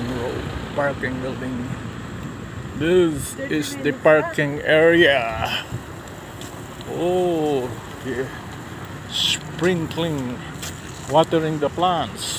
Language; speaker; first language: English; non-native, local second language; Filipino